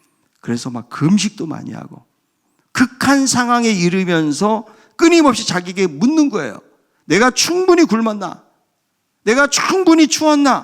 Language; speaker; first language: Korean; native; Korean